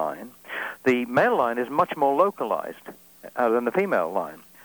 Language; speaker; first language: English; native; English